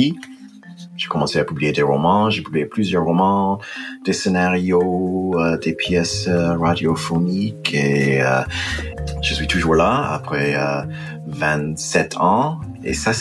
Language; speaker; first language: French; non-native, fluent; English